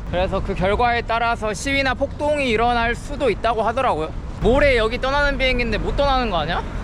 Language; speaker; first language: Korean; native; Korean